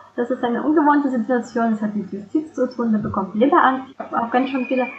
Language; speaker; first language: German; non-native, fluent; Russian